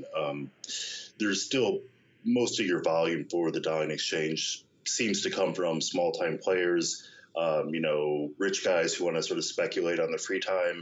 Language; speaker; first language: English; native; English